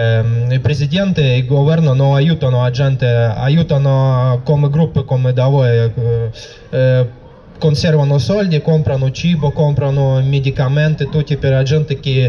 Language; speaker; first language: Italian; non-native, learner; Russian